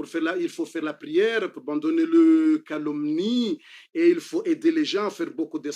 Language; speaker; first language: French; non-native, learner; Comorian